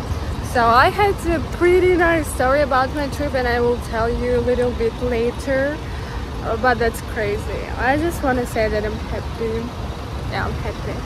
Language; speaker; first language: English; non-native, learner; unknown